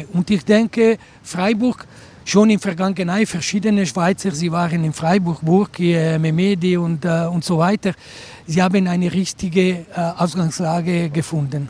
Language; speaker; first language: German; non-native, local second language; Italian